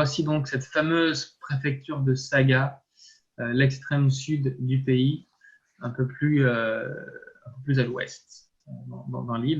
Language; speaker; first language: French; native; French